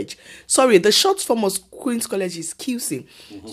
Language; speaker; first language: English; non-native, local second language; Yoruba